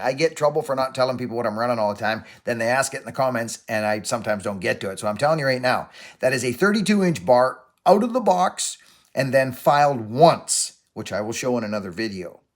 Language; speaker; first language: English; native; English